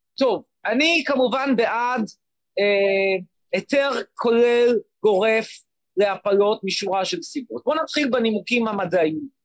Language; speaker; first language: Hebrew; native; Hebrew